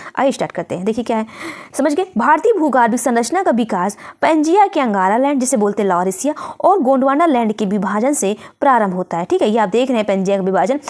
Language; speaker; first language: Hindi; native; Hindi